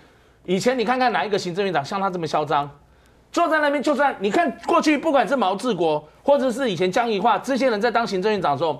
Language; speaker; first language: Chinese; native; Chinese